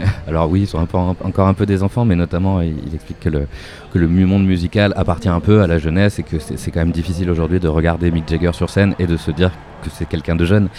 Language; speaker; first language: French; native; French